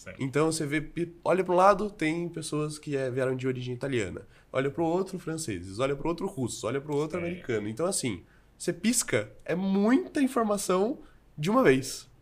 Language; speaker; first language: Portuguese; native; Portuguese